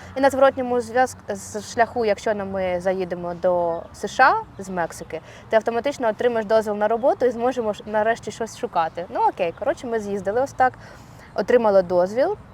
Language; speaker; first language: Ukrainian; non-native, local second language; Russian